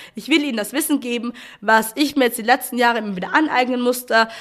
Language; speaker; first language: German; native; German